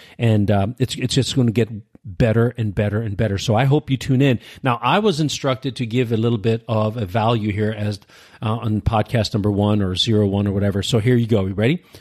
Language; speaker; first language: English; early bilingual, other home language; Urdu